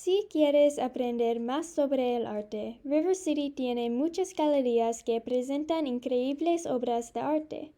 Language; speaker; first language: Spanish; non-native, learner; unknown